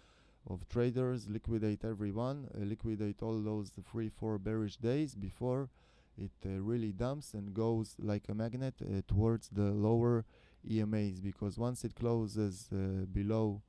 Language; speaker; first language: English; non-native, fluent; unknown